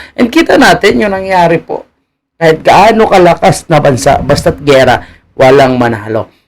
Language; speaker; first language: Filipino; native; Filipino